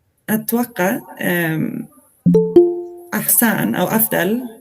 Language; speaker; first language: Arabic; non-native, learner; Swedish